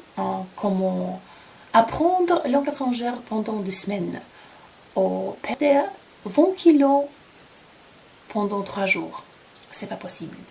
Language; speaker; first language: French; non-native, fluent; Polish